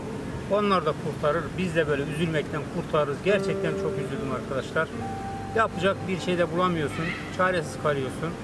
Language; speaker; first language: Turkish; native; Turkish